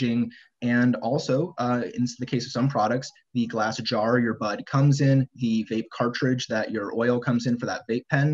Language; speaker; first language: English; native; English